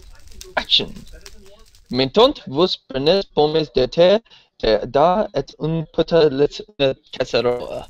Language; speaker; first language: French; non-native, learner; English